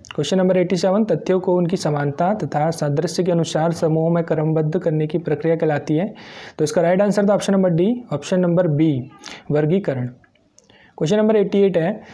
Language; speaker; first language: Hindi; native; Hindi